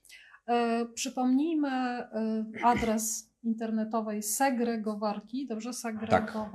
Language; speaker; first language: Polish; native; Polish